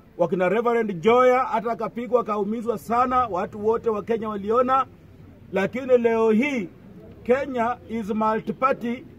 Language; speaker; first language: Swahili; non-native, local second language; Luyia